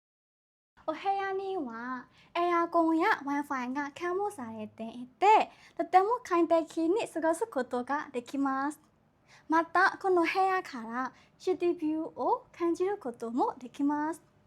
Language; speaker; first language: Japanese; non-native, learner; Burmese